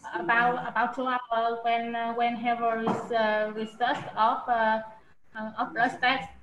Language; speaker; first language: English; non-native, learner; Vietnamese